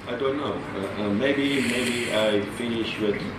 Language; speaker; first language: English; non-native, learner; Dutch